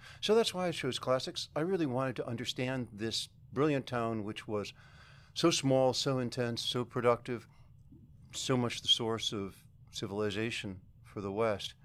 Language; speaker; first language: English; native; English